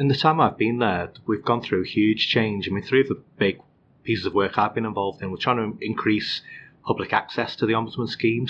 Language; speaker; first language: English; native; English